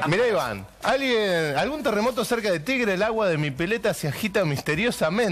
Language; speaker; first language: Spanish; native; Spanish